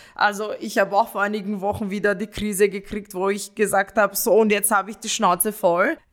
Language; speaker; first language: German; early bilingual, other home language; Romanian